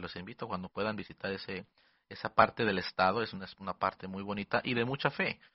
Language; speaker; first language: Spanish; early bilingual, heritage; Spanish